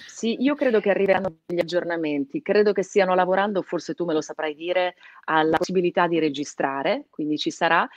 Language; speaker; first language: Italian; native; Italian